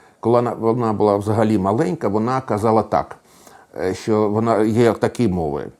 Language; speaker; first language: Ukrainian; non-native, local second language; Russian